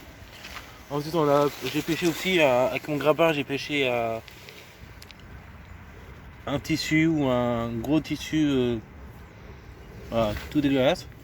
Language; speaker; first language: French; native; French